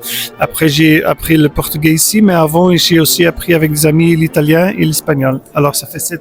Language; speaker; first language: French; non-native, local second language; Dutch